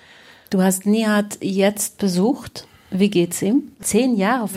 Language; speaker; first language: German; native; German